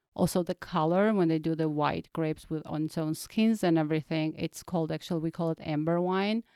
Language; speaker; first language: English; non-native, fluent; Georgian